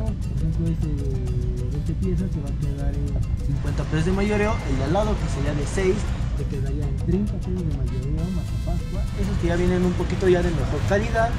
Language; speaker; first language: Spanish; native; Spanish